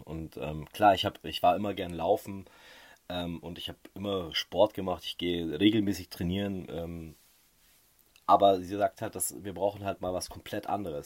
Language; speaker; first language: German; native; German